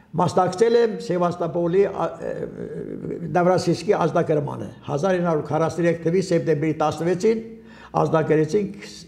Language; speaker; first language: Armenian; native; Armenian